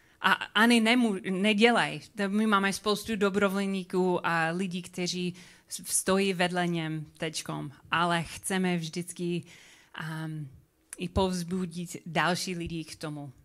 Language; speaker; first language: Czech; non-native, learner; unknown